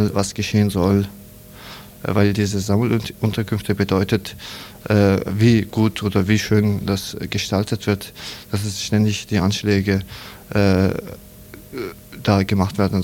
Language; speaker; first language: German; non-native, learner; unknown